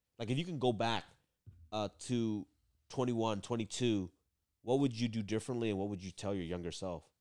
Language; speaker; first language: English; early bilingual, other home language; Vietnamese